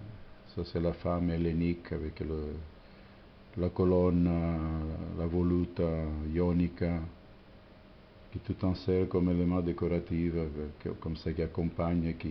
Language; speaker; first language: French; non-native, fluent; Italian